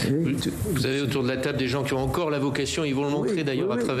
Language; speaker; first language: French; native; French